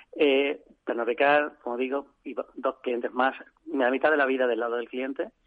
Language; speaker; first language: Spanish; native; Spanish